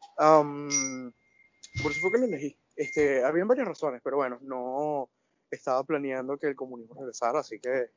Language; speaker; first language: Spanish; native; Spanish